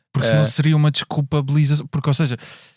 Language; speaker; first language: Portuguese; native; Portuguese